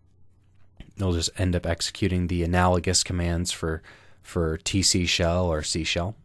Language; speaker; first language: English; native; English